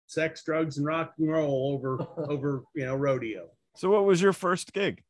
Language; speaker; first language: English; native; English